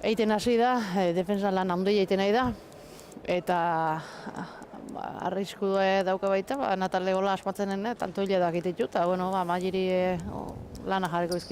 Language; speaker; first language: Basque; native; Basque